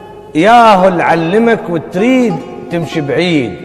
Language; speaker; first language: Arabic; native; Arabic